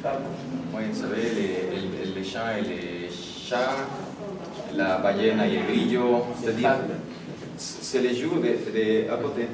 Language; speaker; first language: French; non-native, fluent; Spanish